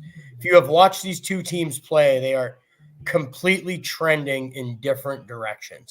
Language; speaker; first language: English; native; English